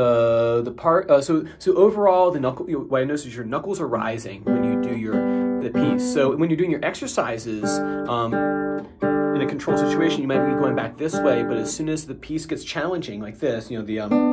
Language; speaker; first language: English; native; English